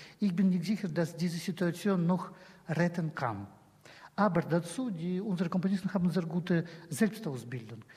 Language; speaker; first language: German; non-native, learner; Russian